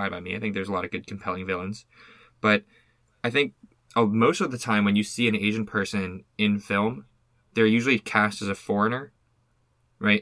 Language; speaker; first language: English; native; English